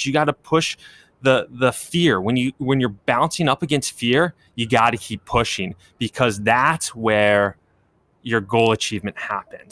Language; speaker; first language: English; native; English